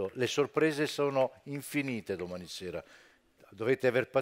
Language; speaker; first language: Italian; native; Italian